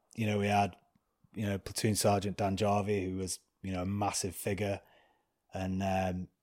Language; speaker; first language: English; native; English